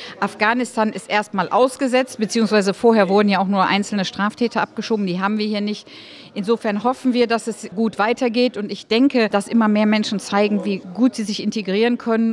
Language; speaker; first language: German; native; German